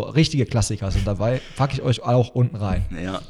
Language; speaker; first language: German; native; German